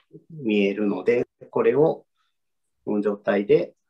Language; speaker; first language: Japanese; native; Japanese